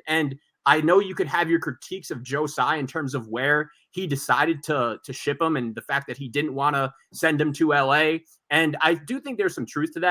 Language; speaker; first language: English; native; English